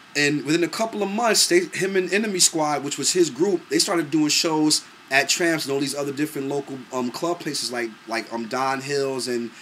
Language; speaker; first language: English; native; English